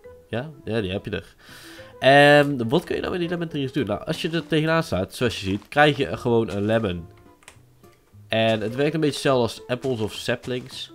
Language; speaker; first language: Dutch; native; Dutch